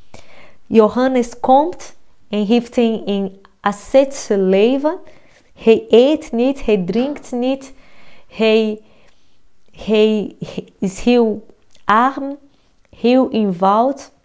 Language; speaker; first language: Dutch; non-native, fluent; Portuguese